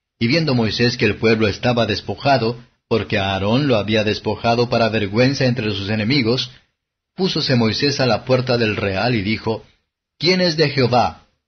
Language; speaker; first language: Spanish; non-native, fluent; Portuguese